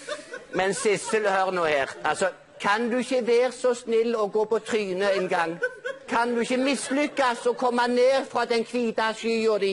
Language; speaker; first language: Norwegian; native; Norwegian